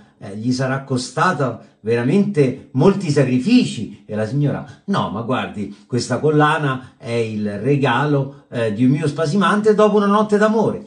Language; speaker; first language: Italian; native; Italian